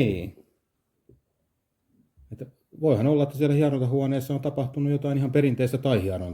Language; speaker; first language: Finnish; native; Finnish